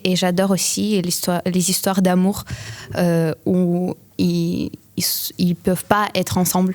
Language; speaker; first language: French; non-native, fluent; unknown